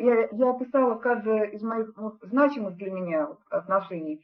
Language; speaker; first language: Russian; native; Russian